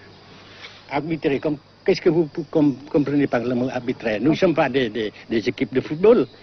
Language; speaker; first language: French; non-native, fluent; Vietnamese